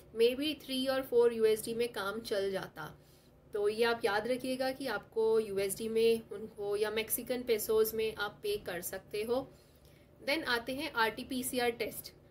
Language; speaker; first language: Hindi; non-native, local second language; Telugu